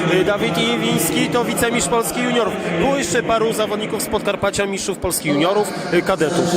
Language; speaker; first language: Polish; native; Polish